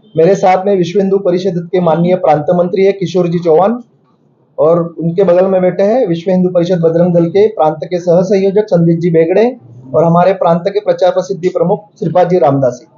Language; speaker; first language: Hindi; non-native, local second language; Marathi